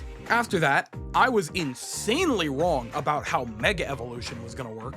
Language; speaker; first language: English; native; English